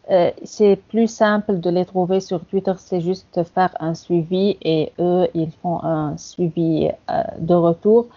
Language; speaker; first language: French; non-native, fluent; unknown